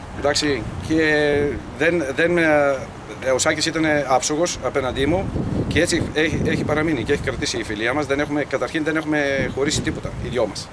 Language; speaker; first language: Greek; early bilingual, heritage; Greek